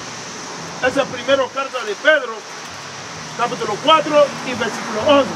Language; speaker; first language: Spanish; non-native, learner; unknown